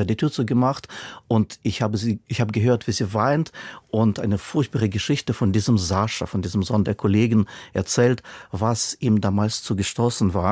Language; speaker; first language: German; non-native, fluent; Russian